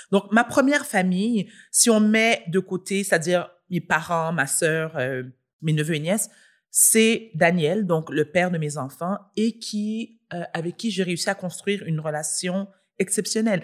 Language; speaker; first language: French; native; French